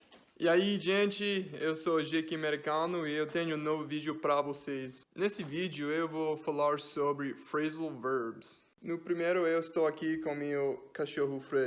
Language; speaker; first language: Portuguese; non-native, learner; English